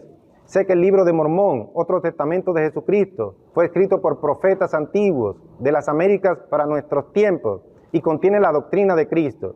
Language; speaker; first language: Spanish; native; Spanish